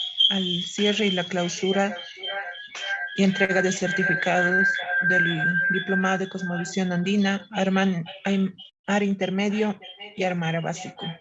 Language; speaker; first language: Spanish; native; Spanish